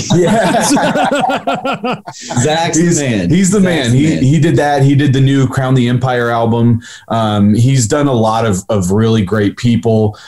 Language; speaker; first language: English; native; English